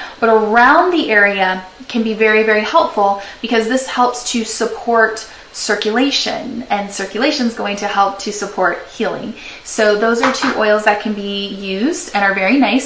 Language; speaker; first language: English; native; English